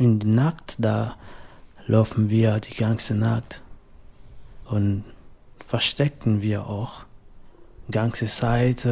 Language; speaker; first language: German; non-native, learner; French